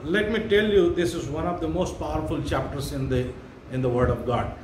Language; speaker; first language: English; non-native, local second language; Marathi